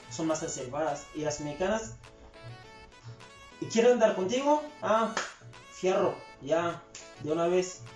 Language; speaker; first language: Spanish; non-native, fluent; Haitian Creole